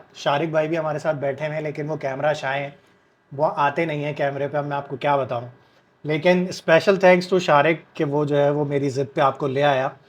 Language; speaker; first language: Urdu; native; Urdu